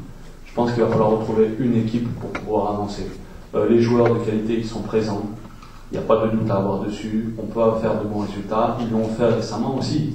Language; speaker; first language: French; native; French